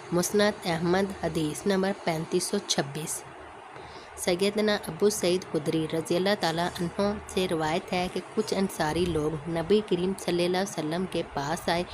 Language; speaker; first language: Urdu; native; Urdu